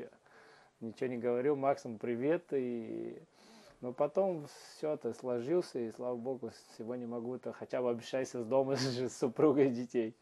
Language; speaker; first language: Russian; non-native, learner; Portuguese